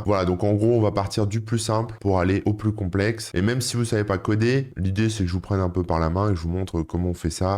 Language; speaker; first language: French; native; French